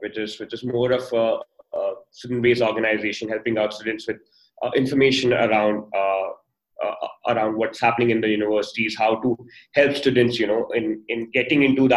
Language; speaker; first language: English; non-native, local second language; Hindi